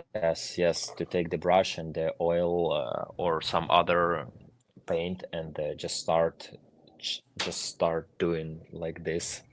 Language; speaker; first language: English; non-native, fluent; Ukrainian